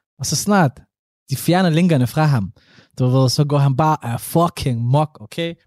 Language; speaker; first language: Danish; early bilingual, other home language; Somali